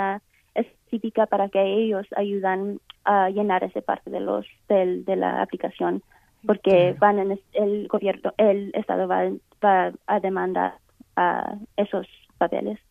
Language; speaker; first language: Spanish; early bilingual, heritage; Spanish